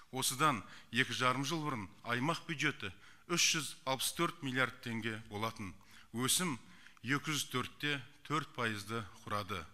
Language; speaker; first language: Kazakh; native; Kazakh